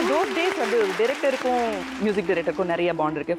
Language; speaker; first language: Tamil; native; Tamil